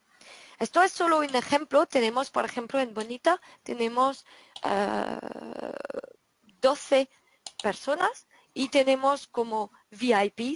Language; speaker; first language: Spanish; non-native, fluent; French